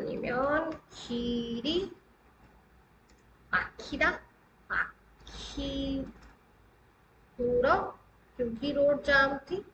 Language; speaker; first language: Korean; non-native, fluent; Hindi